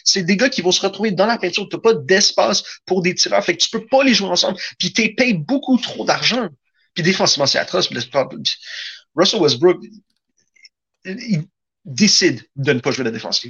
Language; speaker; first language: French; native; French